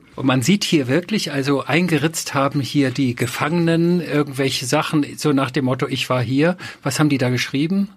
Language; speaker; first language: German; native; German